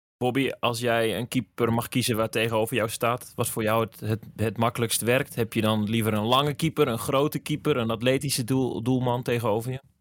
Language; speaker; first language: Dutch; native; Dutch